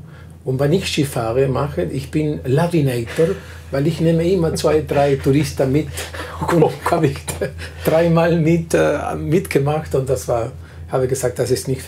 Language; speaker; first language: German; non-native, fluent; Spanish